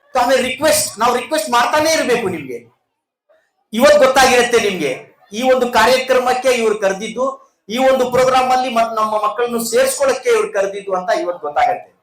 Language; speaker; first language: Kannada; non-native, local second language; Urdu